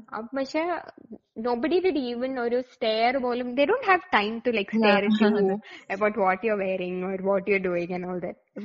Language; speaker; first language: English; non-native, local second language; Malayalam